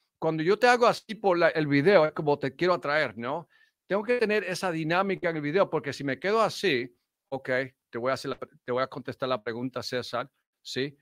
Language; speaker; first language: Spanish; early bilingual, heritage; Spanish